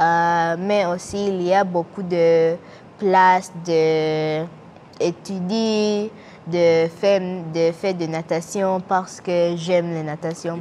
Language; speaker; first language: French; non-native, learner; English